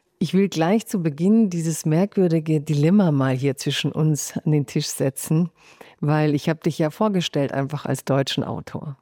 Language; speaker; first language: German; early bilingual, other home language; Croatian